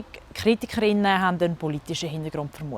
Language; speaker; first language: German; native; German